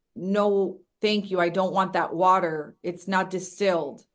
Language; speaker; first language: English; early bilingual, other home language; Spanish